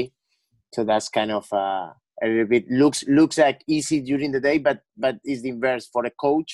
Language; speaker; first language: English; non-native, fluent; Spanish